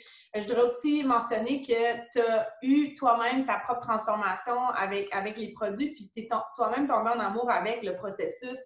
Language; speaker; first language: French; native; French